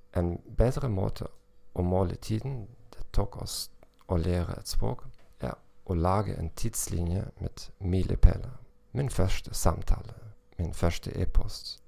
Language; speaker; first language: Norwegian; non-native, learner; German